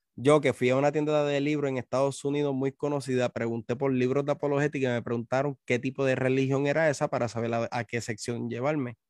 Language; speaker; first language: Spanish; native; Spanish